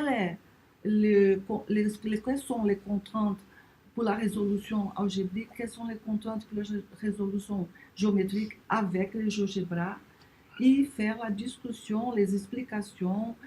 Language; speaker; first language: French; non-native, learner; Portuguese